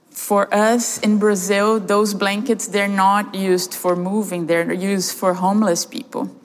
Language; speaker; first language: English; early bilingual, other home language; Portuguese